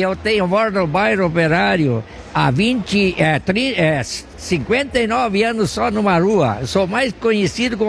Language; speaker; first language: Portuguese; non-native, local second language; German